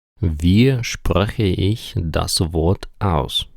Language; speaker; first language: German; non-native, fluent; Ukrainian